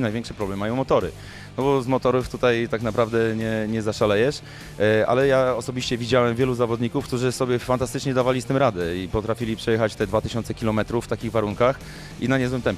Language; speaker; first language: Polish; native; Polish